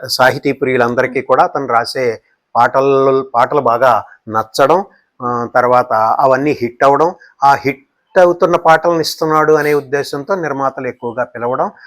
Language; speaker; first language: Telugu; native; Telugu